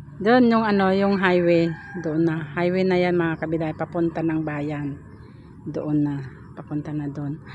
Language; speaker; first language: Filipino; non-native, local second language; Iloko